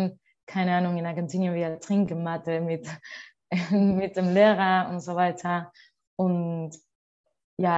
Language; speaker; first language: German; non-native, learner; Spanish